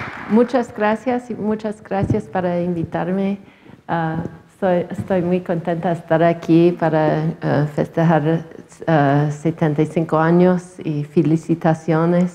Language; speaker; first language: Spanish; non-native, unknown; English